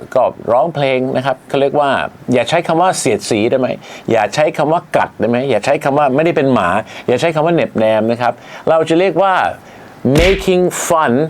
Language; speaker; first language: Thai; native; Thai